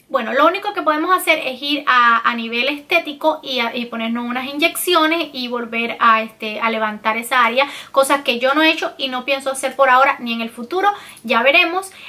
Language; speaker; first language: Spanish; native; Spanish